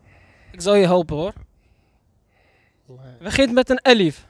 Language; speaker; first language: Dutch; native; Dutch